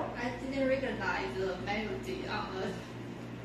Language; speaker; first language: English; non-native, learner; Chinese